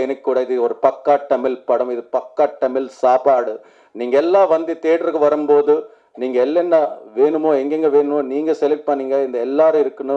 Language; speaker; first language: Tamil; non-native, learner; Telugu